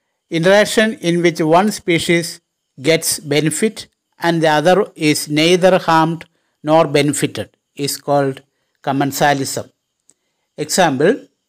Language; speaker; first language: English; non-native, local second language; Malayalam